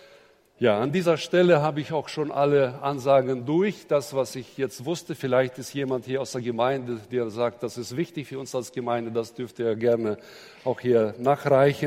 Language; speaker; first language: German; native; German